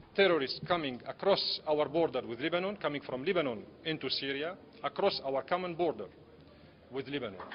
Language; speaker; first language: English; non-native, fluent; Arabic